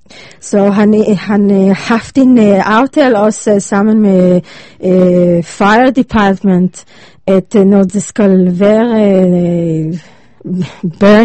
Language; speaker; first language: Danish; non-native, learner; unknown